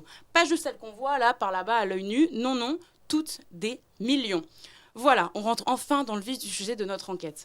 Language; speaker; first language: French; native; French